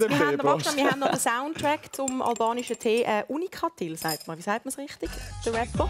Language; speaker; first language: German; native; German